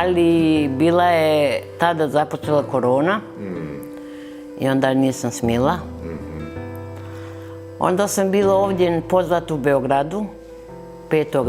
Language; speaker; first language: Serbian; early bilingual, other home language; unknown